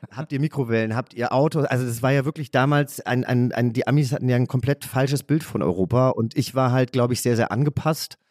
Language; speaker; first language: German; native; German